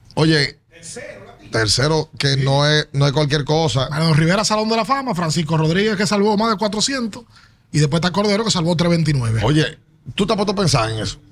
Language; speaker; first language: Spanish; native; Spanish